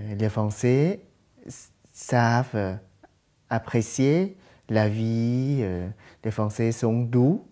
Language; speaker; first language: French; non-native, fluent; Thai